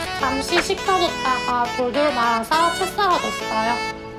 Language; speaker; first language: Korean; native; Korean